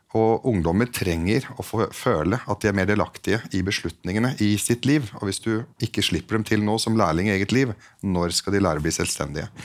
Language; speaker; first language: Norwegian; early bilingual, other home language; Arabic